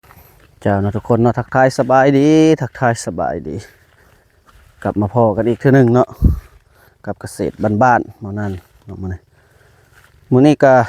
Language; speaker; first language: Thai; non-native, local second language; Lao